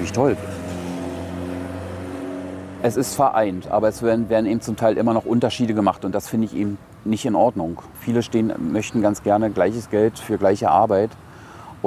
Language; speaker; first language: German; native; German